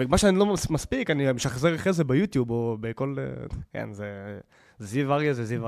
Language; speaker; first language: Hebrew; native; Hebrew